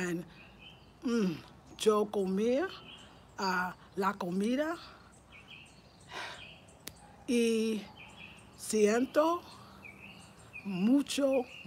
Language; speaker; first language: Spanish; non-native, learner; English